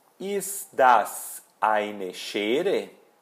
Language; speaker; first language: German; non-native, fluent; Portuguese